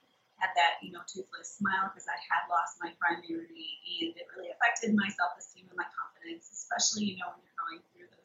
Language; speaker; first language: English; native; English